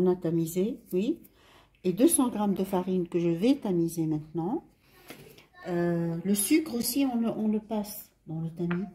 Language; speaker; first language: French; non-native, local second language; Arabic